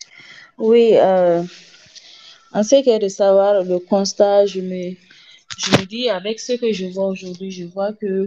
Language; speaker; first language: French; non-native, fluent; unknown